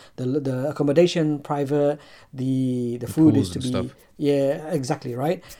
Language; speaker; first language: English; native; English